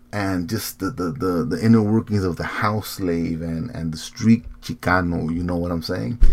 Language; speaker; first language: English; early bilingual, heritage; Spanish